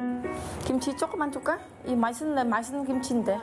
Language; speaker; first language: Korean; non-native, learner; Khmer